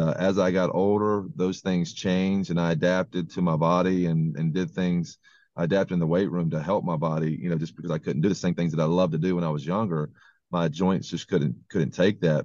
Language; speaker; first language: English; native; English